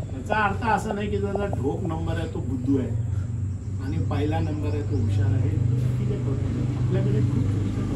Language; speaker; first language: Marathi; native; Marathi